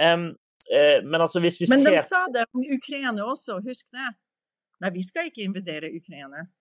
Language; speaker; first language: Norwegian; early bilingual, heritage; English